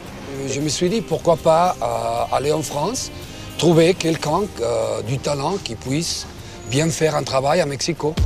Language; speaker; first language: French; non-native, fluent; Spanish